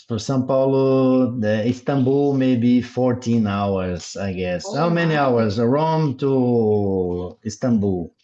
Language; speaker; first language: English; non-native, learner; Portuguese